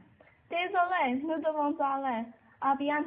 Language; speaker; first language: French; non-native, learner; English